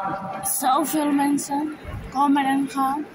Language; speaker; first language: Dutch; non-native, fluent; Indonesian